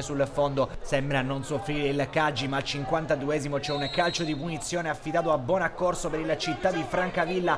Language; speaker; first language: Italian; native; Italian